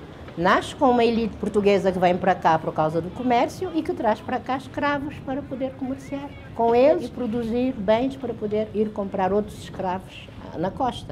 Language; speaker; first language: Portuguese; non-native, local second language; Kabuverdianu